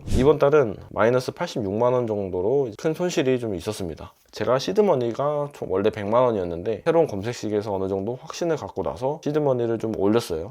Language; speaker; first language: Korean; native; Korean